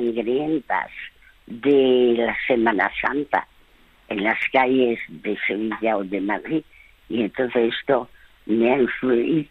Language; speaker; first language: Spanish; early bilingual, other home language; French